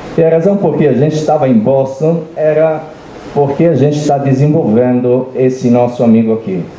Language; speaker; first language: Portuguese; non-native, fluent; Italian